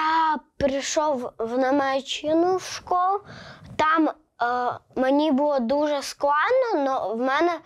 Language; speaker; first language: Ukrainian; non-native, local second language; Russian